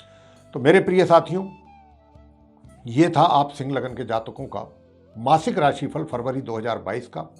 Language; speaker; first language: Hindi; native; Hindi